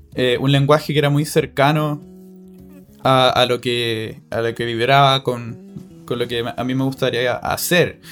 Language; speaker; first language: Spanish; native; Spanish